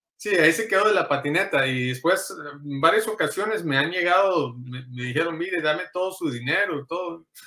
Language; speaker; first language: Spanish; early bilingual, heritage; Spanish